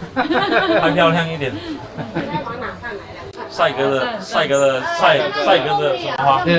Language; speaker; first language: Chinese; native; Chinese